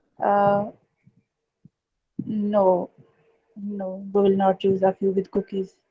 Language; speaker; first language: English; non-native, learner; Urdu